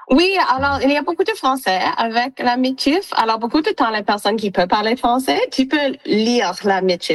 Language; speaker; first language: French; non-native, local second language; English